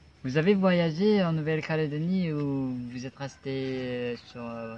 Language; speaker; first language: French; non-native, learner; Indonesian